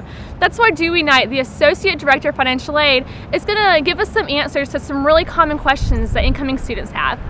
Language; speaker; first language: English; native; English